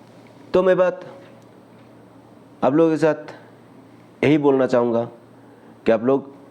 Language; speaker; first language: Hindi; non-native, local second language; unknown